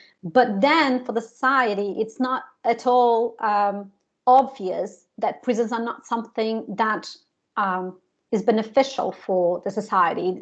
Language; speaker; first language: English; non-native, fluent; Portuguese